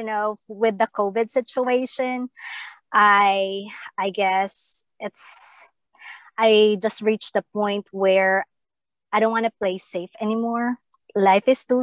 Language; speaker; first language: English; non-native, local second language; Filipino